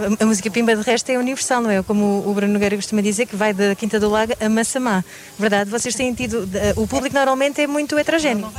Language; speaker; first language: Portuguese; native; Portuguese